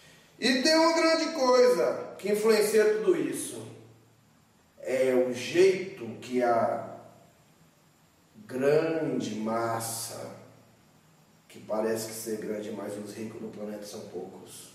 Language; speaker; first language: Portuguese; native; Portuguese